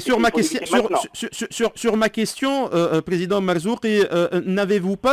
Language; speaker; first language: French; non-native, local second language; Arabic